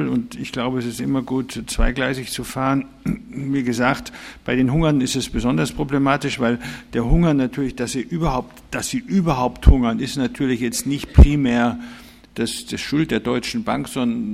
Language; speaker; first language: German; native; German